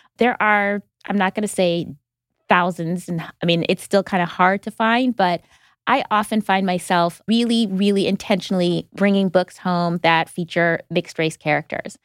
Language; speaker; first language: English; native; English